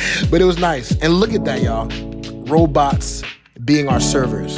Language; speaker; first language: English; native; English